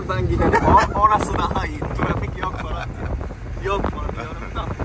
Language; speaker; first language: Turkish; non-native, fluent; Japanese